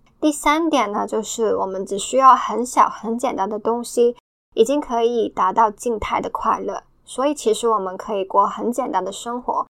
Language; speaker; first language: Chinese; native; Chinese